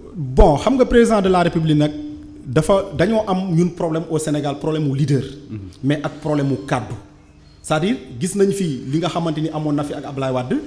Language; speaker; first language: Wolof; non-native, local second language; Fula